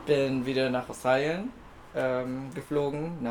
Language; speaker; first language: German; non-native, fluent; Filipino